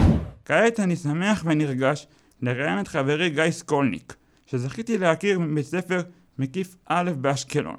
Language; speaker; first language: Hebrew; native; Hebrew